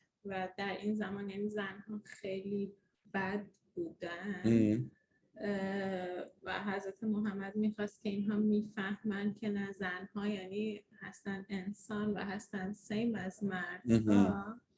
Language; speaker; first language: Persian; early bilingual, heritage; Persian